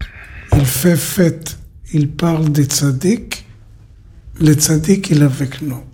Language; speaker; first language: French; non-native, learner; Hebrew